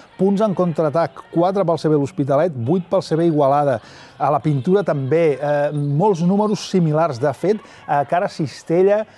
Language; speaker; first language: Catalan; native; Catalan